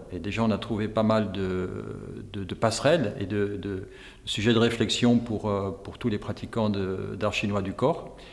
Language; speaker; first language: French; native; French